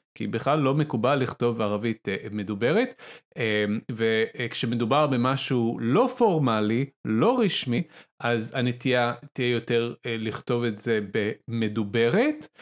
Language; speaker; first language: Hebrew; non-native, local second language; Arabic